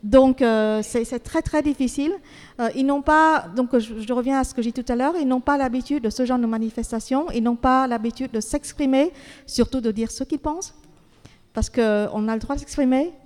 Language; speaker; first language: French; non-native, fluent; Vietnamese